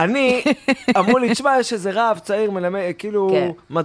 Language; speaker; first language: Hebrew; native; Hebrew